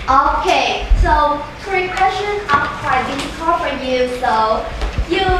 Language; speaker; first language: English; non-native, learner; Vietnamese